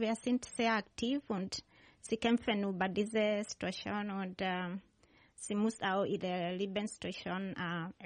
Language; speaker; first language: German; non-native, learner; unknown